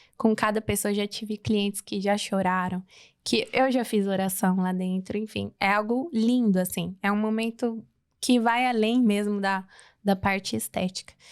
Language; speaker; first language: Portuguese; native; Portuguese